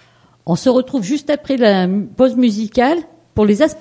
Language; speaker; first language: French; native; French